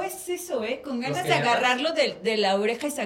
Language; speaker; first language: Spanish; native; Spanish